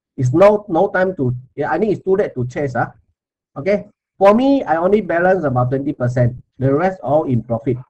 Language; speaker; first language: English; non-native, local second language; Chinese